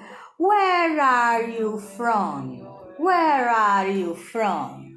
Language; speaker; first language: English; non-native, learner; Portuguese